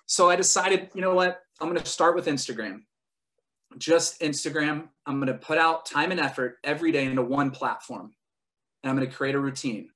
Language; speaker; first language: English; native; English